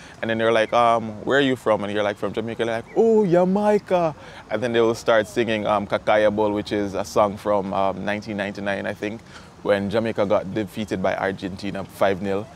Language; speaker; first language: English; native; English